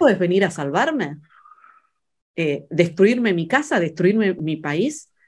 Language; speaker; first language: Spanish; early bilingual, other home language; Italian